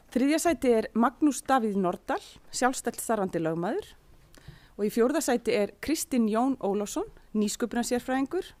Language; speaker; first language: Icelandic; native; Icelandic